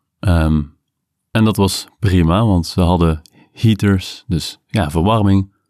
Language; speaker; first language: Dutch; native; Dutch